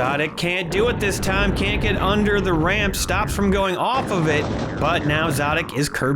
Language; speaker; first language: English; native; English